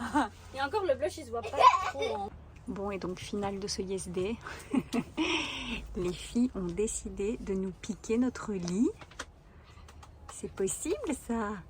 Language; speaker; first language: French; native; French